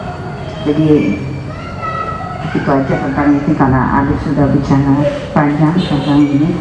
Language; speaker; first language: Indonesian; non-native, fluent; Dutch